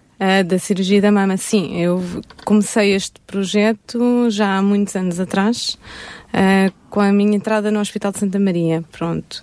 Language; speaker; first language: Portuguese; native; Portuguese